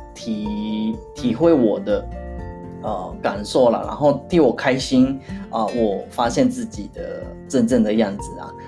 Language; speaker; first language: Chinese; non-native, fluent; Japanese